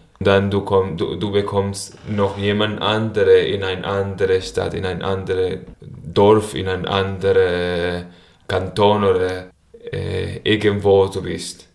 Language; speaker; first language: German; non-native, learner; Spanish